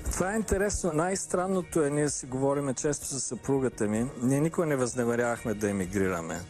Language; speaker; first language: Bulgarian; native; Bulgarian